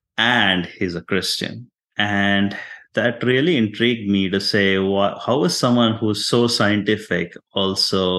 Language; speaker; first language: English; non-native, local second language; Tamil